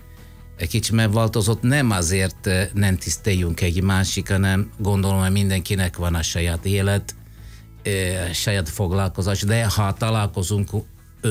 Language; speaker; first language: Hungarian; non-native, fluent; Italian